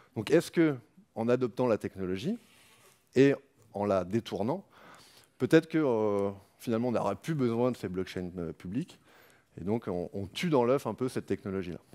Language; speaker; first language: French; native; French